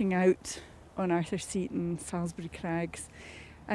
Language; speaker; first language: English; native; English